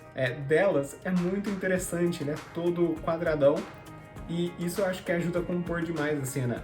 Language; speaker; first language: Portuguese; native; Portuguese